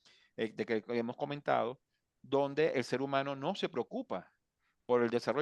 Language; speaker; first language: Spanish; native; Spanish